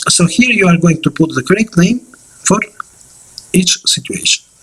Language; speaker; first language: English; non-native, fluent; Albanian